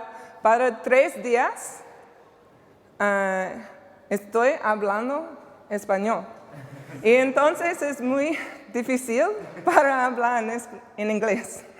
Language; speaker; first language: Spanish; non-native, learner; English